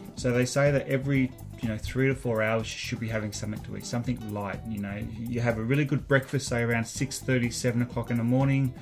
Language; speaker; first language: English; native; English